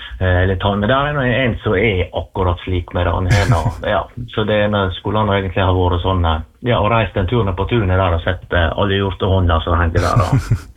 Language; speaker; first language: Norwegian; native; Norwegian